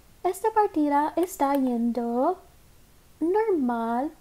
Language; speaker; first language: Spanish; non-native, learner; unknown